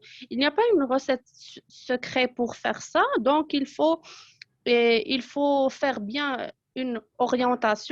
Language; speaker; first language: French; non-native, local second language; Arabic